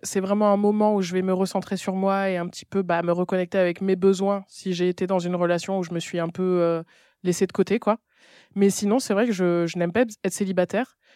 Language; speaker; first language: French; native; French